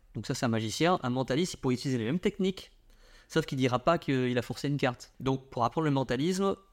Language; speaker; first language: French; early bilingual, other home language; Vietnamese